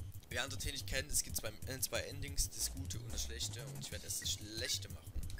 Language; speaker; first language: German; native; German